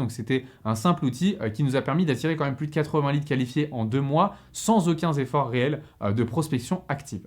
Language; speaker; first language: French; native; French